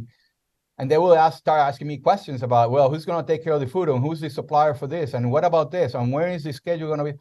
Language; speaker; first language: English; non-native, fluent; Spanish